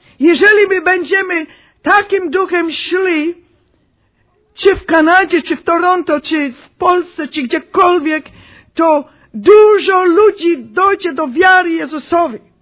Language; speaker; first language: Polish; early bilingual, heritage; Polish